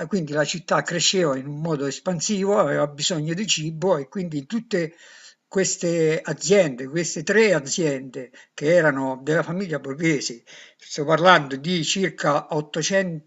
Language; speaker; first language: Italian; native; Italian